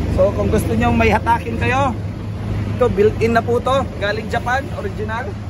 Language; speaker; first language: Filipino; non-native, local second language; Cebuano